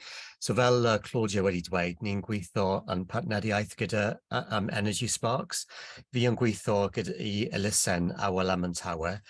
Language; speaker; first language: Welsh; non-native, local second language; English